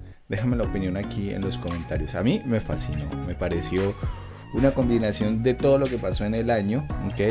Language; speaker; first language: Spanish; native; Spanish